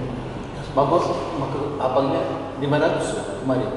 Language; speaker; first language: Indonesian; non-native, learner; Korean